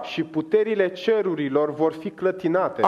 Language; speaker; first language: Romanian; native; Romanian